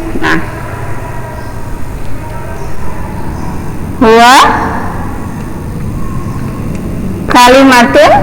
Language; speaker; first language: Arabic; non-native, fluent; Indonesian